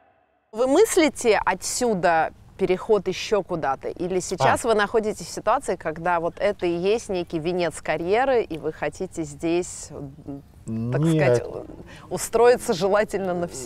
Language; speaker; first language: Russian; native; Russian